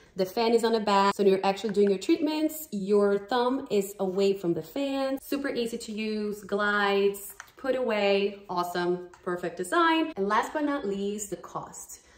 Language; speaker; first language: English; non-native, fluent; Portuguese